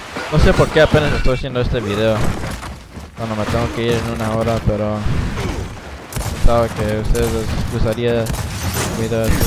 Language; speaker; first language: Spanish; early bilingual, other home language; English